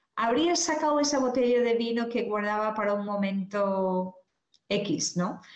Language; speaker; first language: Spanish; non-native, fluent; English